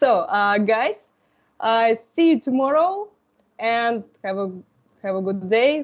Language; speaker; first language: English; non-native, fluent; Russian